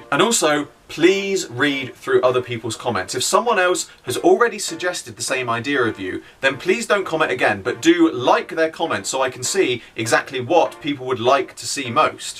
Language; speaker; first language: English; native; English